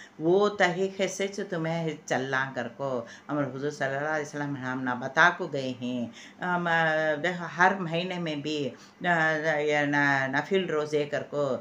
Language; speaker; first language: Hindi; non-native, local second language; Urdu